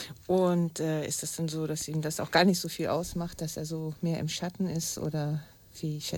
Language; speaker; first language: German; native; German